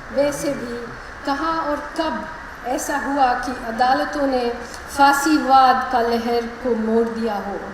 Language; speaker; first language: Hindi; non-native, local second language; English